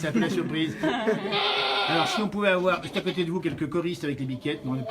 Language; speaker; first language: French; native; French